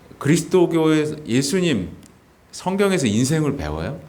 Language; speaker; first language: Korean; native; Korean